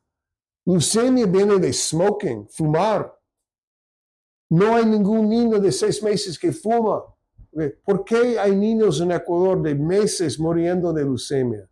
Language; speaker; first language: Spanish; non-native, fluent; English